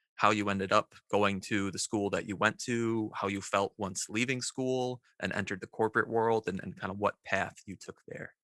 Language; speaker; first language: English; native; English